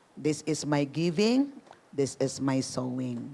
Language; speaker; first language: English; non-native, local second language; Filipino